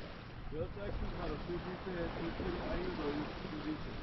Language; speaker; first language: Spanish; non-native, learner; English